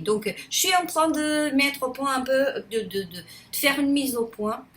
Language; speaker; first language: French; non-native, fluent; Portuguese